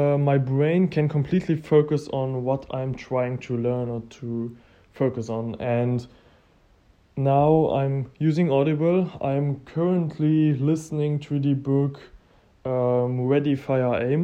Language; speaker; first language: English; non-native, fluent; German